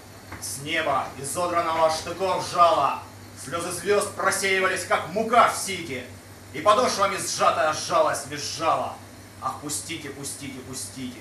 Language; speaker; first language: Russian; native; Russian